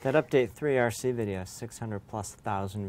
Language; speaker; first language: English; native; English